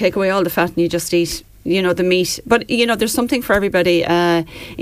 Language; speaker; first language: English; native; English